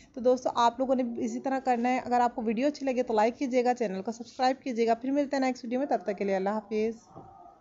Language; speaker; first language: Urdu; non-native, local second language; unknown